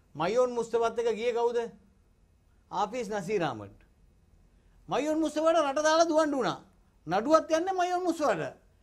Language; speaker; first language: Sinhala; non-native, local second language; Tamil